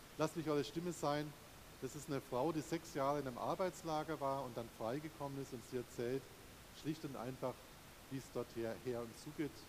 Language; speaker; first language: German; native; German